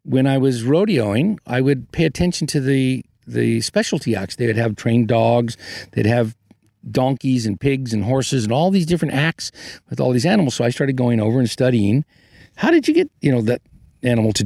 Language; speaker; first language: English; native; English